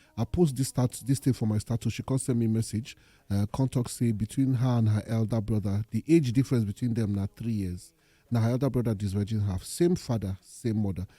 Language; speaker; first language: Nigerian Pidgin; native; Nigerian Pidgin